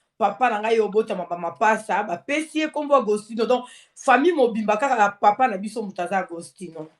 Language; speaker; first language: Lingala; native; Lingala